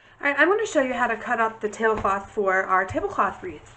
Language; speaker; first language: English; native; English